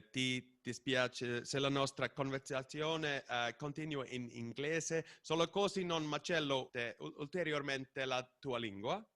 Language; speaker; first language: Italian; non-native, learner; Icelandic